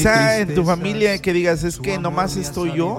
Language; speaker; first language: Spanish; native; Spanish